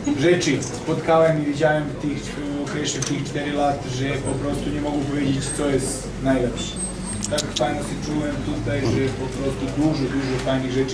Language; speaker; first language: Polish; non-native, fluent; Serbian